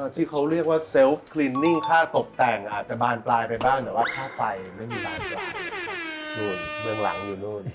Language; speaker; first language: Thai; early bilingual, heritage; Swedish